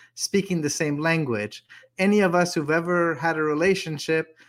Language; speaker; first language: English; native; English